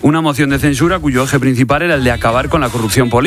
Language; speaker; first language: Spanish; native; Spanish